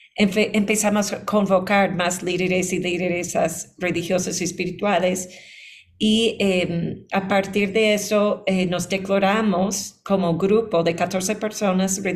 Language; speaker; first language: Spanish; non-native, fluent; English